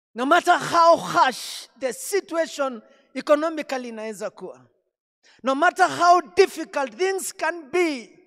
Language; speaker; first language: English; non-native, local second language; Swahili